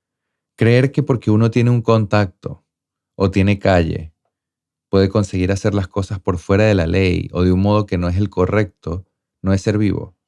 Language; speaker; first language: Spanish; native; Spanish